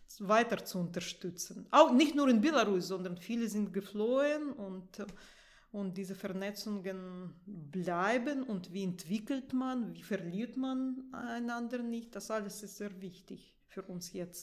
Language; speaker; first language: German; non-native, fluent; Russian